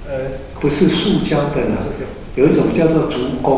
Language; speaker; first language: Chinese; native; Chinese